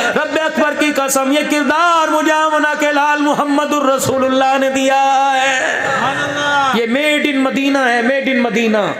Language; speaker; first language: Urdu; non-native, local second language; Punjabi